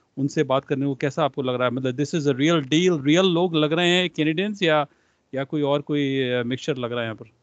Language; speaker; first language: Hindi; non-native, local second language; Punjabi